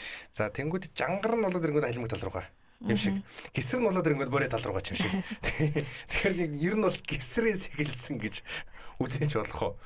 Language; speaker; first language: Mongolian; native; Mongolian